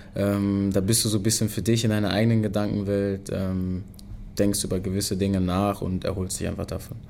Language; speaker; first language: German; early bilingual, other home language; Lingala